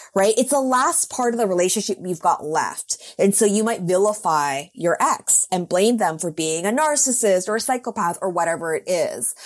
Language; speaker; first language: English; native; English